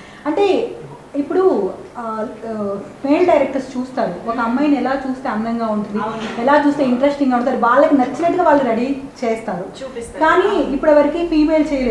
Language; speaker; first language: Telugu; native; Telugu